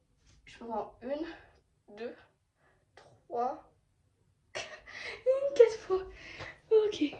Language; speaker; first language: French; native; French